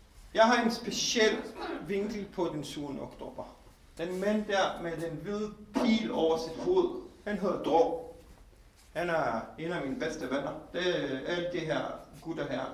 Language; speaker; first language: Danish; non-native, fluent; Hebrew